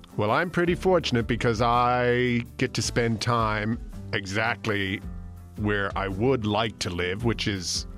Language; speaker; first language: English; native; English